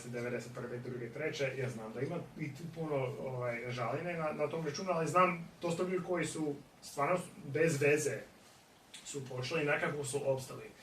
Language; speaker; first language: Bosnian; non-native, fluent; English